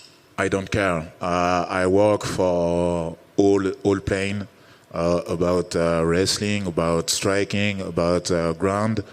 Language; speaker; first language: English; non-native, learner; French